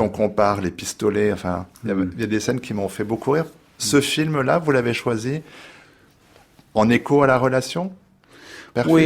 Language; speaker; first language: French; native; French